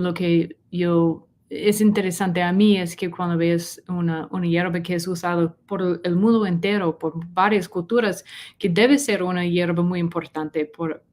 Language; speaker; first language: Spanish; non-native, learner; English